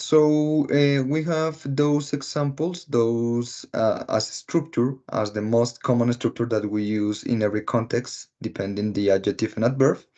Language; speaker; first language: English; non-native, fluent; Spanish